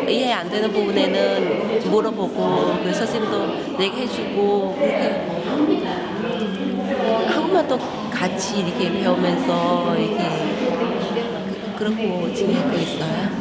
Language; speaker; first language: Korean; non-native, learner; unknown